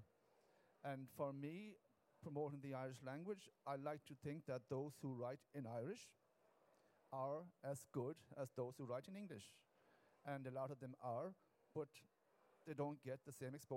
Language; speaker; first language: English; non-native, local second language; Irish